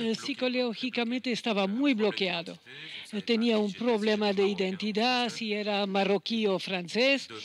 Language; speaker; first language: Spanish; non-native, fluent; Arabic